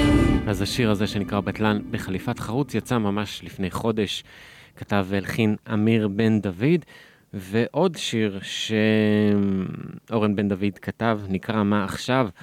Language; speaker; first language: Hebrew; native; Hebrew